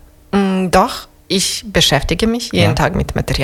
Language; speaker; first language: German; non-native, fluent; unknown